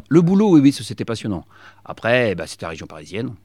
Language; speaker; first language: French; native; French